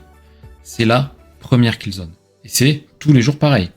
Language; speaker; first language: French; native; French